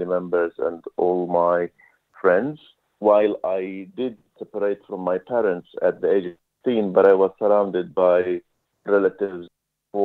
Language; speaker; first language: English; non-native, fluent; Arabic